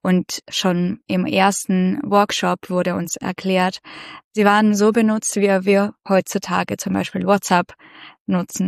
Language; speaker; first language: German; non-native, fluent; Russian